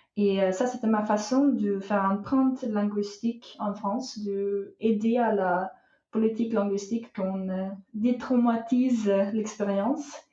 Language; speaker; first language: French; non-native, fluent; Russian